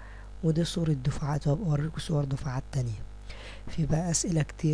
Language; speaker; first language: Arabic; native; Arabic